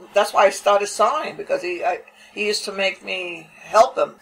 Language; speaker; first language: English; native; English